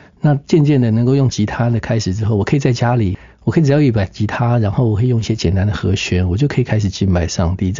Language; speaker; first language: Chinese; native; Chinese